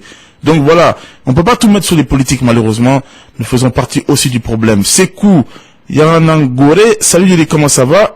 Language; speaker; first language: French; non-native, local second language; Bambara